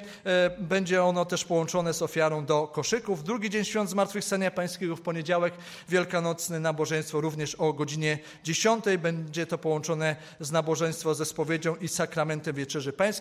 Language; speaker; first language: Polish; native; Polish